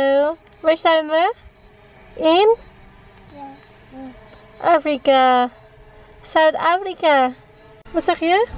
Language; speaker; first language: Dutch; non-native, learner; Filipino